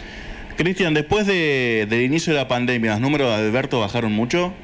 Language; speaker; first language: Spanish; native; Spanish